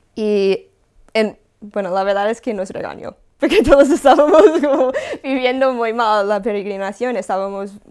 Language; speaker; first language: Spanish; non-native, fluent; English